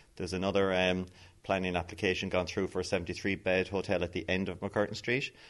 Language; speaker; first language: English; native; English